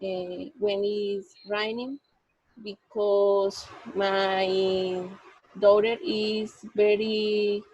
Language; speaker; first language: English; non-native, learner; Spanish